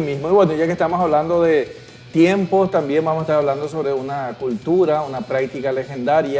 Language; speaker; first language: Spanish; native; Spanish